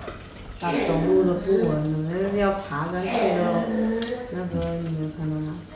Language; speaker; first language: Chinese; non-native, fluent; Thai